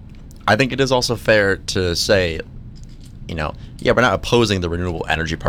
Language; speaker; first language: English; native; English